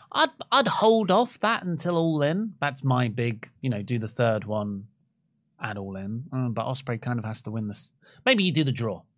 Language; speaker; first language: English; native; English